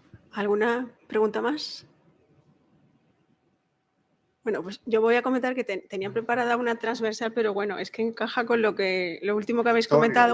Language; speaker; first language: Spanish; native; Spanish